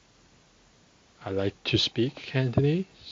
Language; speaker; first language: English; non-native, local second language; Cantonese